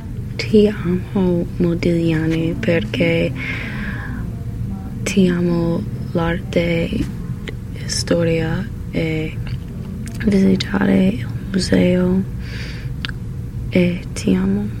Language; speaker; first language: Italian; non-native, learner; English